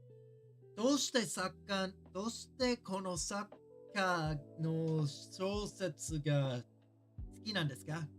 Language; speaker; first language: Japanese; non-native, learner; English